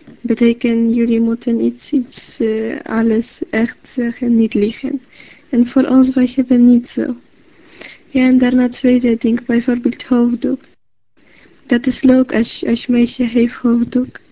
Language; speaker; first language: Dutch; non-native, learner; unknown